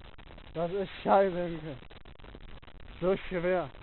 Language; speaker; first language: German; non-native, learner; Kurdish